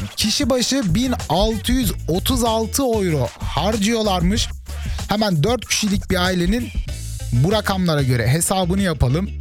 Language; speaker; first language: Turkish; native; Turkish